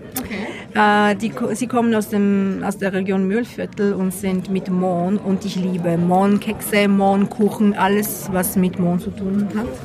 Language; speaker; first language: German; non-native, fluent; Italian